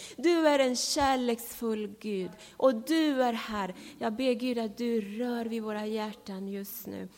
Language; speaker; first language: Swedish; non-native, fluent; Spanish